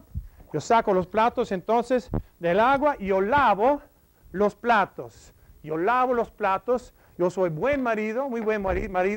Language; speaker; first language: Spanish; non-native, fluent; English